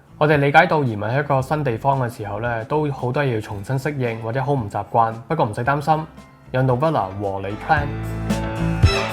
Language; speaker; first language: Cantonese; early bilingual, other home language; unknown